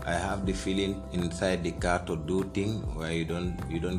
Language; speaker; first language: English; non-native, fluent; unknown